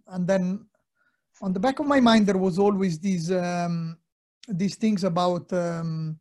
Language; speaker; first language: English; non-native, fluent; Italian